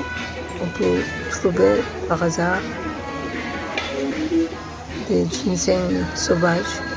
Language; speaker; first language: French; non-native, fluent; Korean